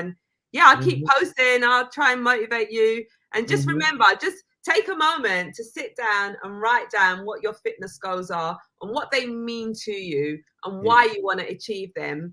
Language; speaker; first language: English; native; English